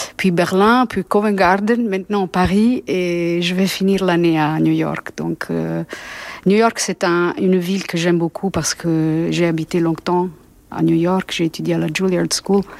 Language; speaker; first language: French; non-native, fluent; Italian